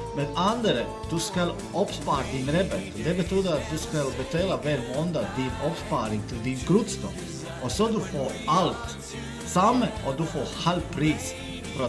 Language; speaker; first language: Danish; non-native, fluent; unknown